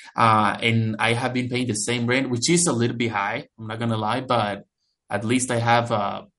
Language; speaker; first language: English; non-native, fluent; Spanish